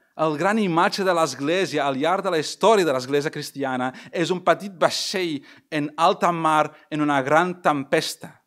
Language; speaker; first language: Catalan; non-native, fluent; English